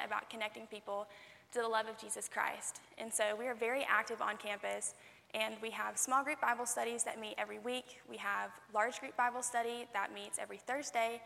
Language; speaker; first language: English; native; English